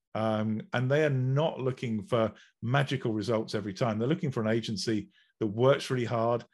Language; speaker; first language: English; native; English